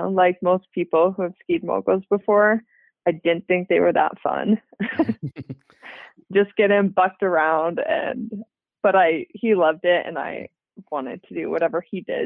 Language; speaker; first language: English; native; English